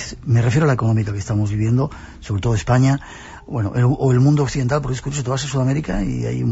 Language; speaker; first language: Spanish; native; Spanish